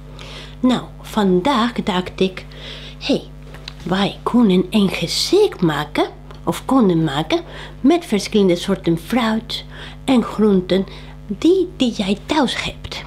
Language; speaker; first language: Dutch; non-native, fluent; Spanish